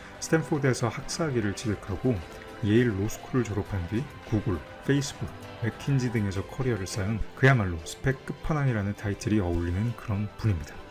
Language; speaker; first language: Korean; native; Korean